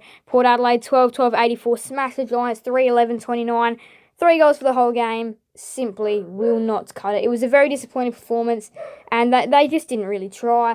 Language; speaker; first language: English; native; English